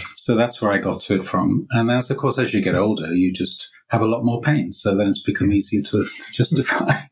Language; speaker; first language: English; native; English